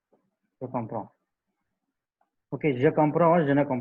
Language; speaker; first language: French; non-native, learner; Hindi